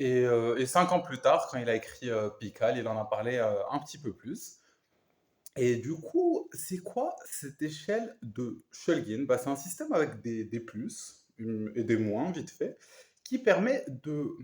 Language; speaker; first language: French; native; French